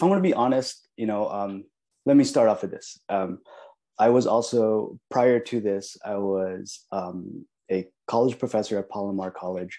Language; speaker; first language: English; early bilingual, other home language; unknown